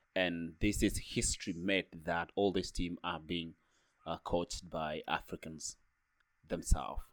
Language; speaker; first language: English; non-native, fluent; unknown